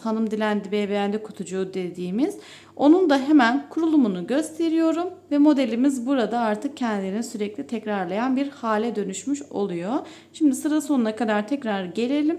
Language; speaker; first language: Turkish; native; Turkish